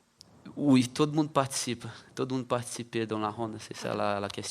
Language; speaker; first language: French; non-native, fluent; Portuguese